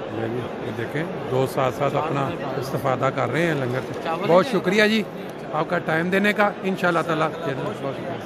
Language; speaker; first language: Urdu; non-native, local second language; Punjabi